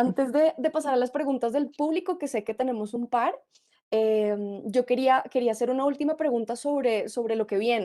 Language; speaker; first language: Spanish; native; Spanish